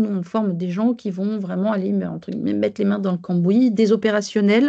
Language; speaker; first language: French; native; French